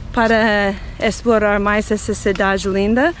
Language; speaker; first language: Portuguese; non-native, fluent; English